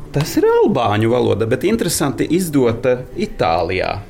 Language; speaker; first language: Latvian; non-native, fluent; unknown